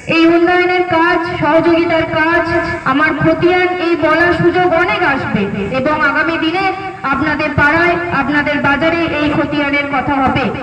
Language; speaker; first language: Bangla; non-native, local second language; Santali